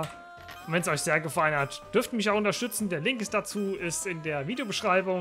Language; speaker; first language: German; native; German